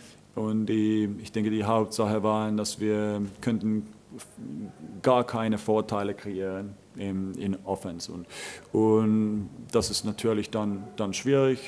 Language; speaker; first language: German; non-native, fluent; Finnish